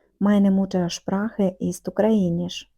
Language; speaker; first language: German; non-native, fluent; Ukrainian